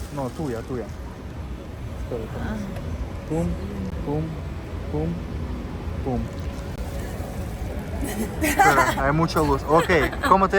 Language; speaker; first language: Spanish; non-native, learner; Russian